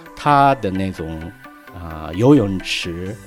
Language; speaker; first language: Chinese; non-native, fluent; Japanese